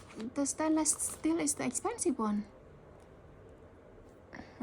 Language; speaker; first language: English; early bilingual, heritage; Khmer